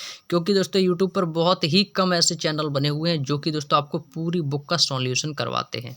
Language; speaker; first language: Hindi; native; Hindi